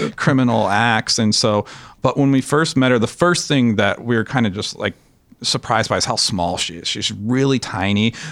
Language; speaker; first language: English; native; English